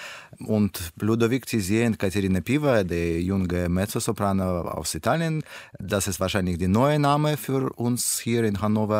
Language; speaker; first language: German; non-native, learner; Russian